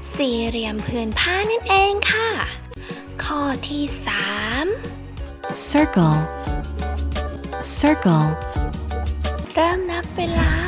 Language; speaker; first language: Thai; native; Thai